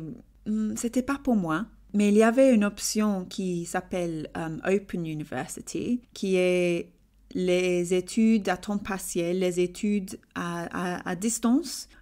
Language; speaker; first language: French; non-native, learner; English